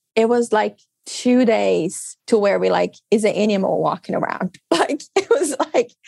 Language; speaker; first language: English; non-native, fluent; Portuguese